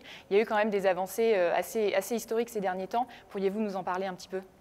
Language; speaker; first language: French; native; French